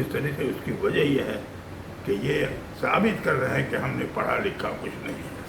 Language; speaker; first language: Hindi; native; Hindi